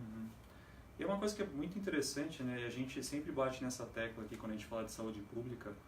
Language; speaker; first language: Portuguese; native; Portuguese